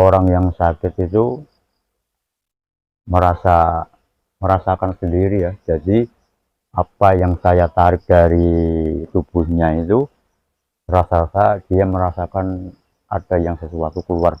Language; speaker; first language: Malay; non-native, local second language; Javanese